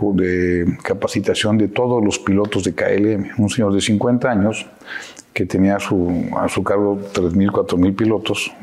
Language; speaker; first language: Spanish; native; Spanish